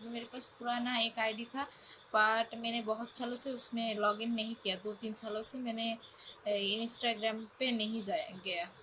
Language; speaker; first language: Hindi; non-native, fluent; Bangla